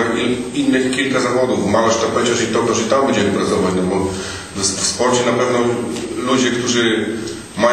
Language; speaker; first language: Polish; native; Polish